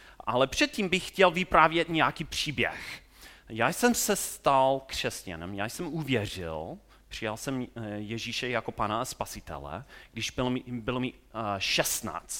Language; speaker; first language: Czech; non-native, fluent; English